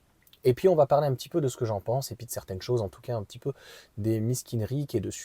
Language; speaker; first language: French; native; French